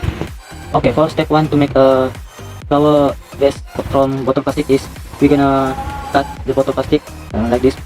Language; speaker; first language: English; non-native, local second language; Malay